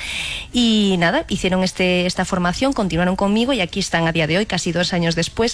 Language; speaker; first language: Spanish; native; Spanish